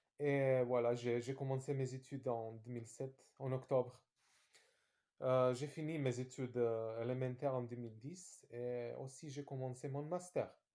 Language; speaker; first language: French; non-native, fluent; Serbian